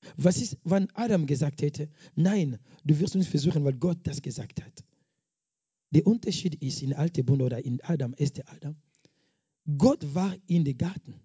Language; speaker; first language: German; non-native, fluent; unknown